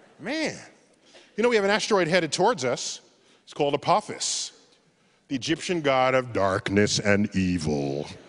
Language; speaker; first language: English; native; English